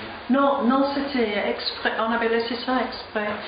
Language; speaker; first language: French; non-native, fluent; English